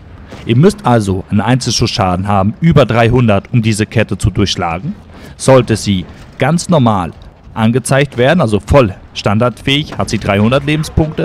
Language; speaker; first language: German; native; German